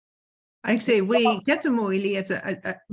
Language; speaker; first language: Russian; non-native, fluent; English